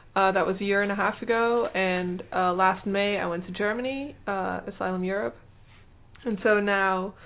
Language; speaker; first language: English; non-native, fluent; Dutch